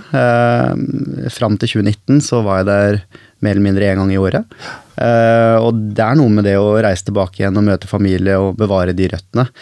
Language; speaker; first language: Norwegian; early bilingual, other home language; Arabic